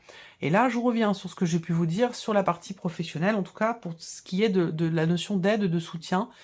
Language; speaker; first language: French; native; French